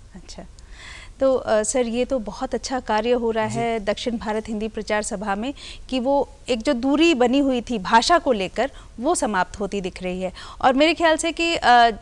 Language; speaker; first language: Hindi; native; Hindi